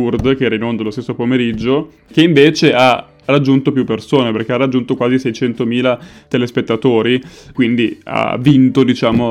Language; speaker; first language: Italian; native; Italian